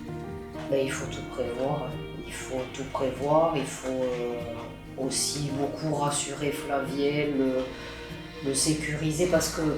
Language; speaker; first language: French; native; French